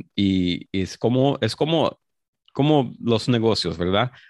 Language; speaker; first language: Spanish; early bilingual, heritage; Spanish